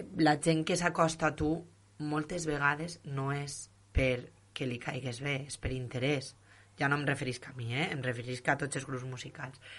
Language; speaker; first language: Catalan; native; Catalan